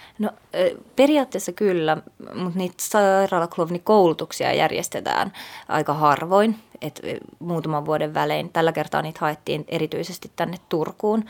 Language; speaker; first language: Finnish; native; Finnish